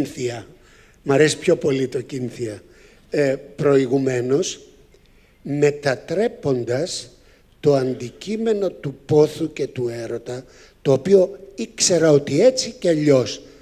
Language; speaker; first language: Greek; native; Greek